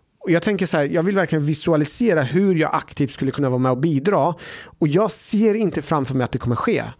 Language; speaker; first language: Swedish; early bilingual, other home language; Somali